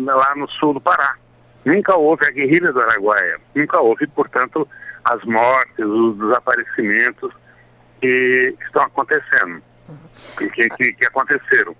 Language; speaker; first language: Portuguese; native; Portuguese